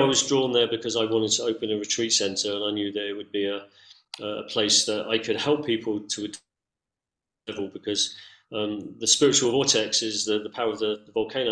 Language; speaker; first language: English; native; English